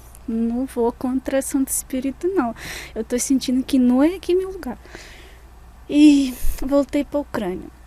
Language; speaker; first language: Portuguese; non-native, fluent; Russian